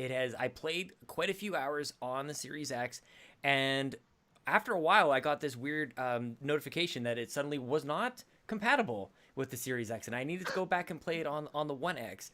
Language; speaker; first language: English; native; English